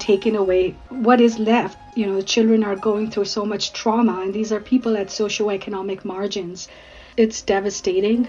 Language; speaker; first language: English; non-native, local second language; Urdu